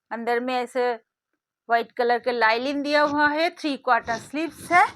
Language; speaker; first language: Hindi; non-native, local second language; Bangla